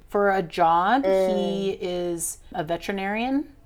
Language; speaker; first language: English; native; English